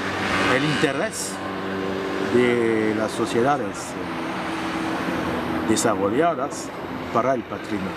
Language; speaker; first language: Spanish; non-native, fluent; French